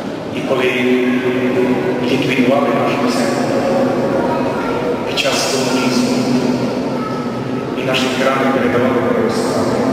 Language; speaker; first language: Ukrainian; non-native, local second language; Rusyn